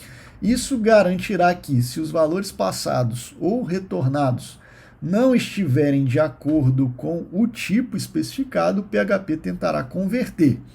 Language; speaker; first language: Portuguese; native; Portuguese